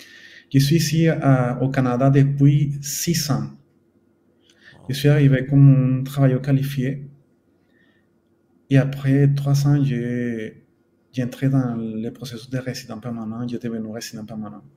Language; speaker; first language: French; non-native, fluent; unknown